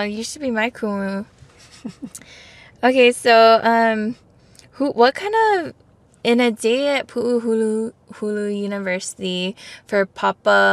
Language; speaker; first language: English; native; English